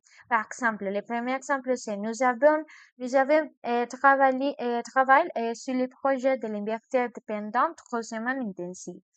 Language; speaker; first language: French; non-native, learner; Spanish